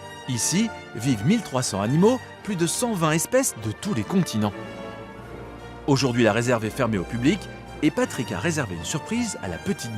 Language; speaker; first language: French; native; French